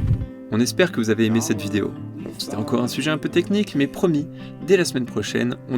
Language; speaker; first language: French; native; French